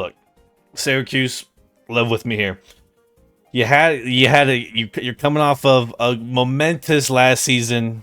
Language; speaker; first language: English; native; English